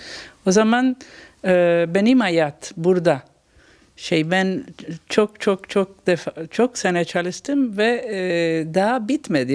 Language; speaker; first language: Turkish; non-native, learner; Italian